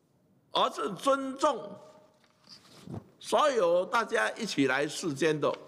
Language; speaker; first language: Chinese; native; Chinese